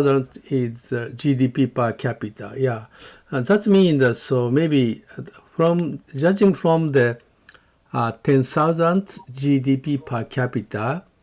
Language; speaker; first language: English; non-native, learner; Japanese